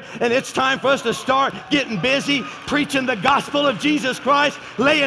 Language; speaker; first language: English; native; English